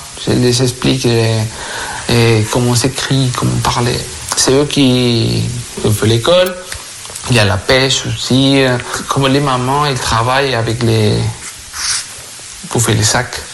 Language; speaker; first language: French; non-native, fluent; Spanish